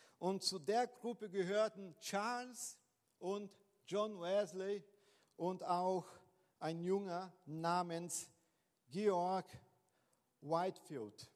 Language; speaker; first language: German; non-native, fluent; Portuguese